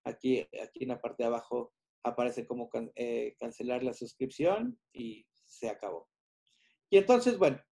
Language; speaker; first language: Spanish; native; Spanish